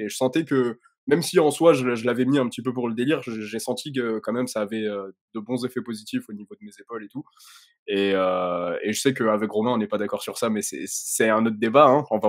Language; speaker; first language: French; native; French